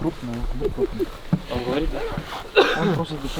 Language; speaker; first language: Russian; non-native, local second language; Yakut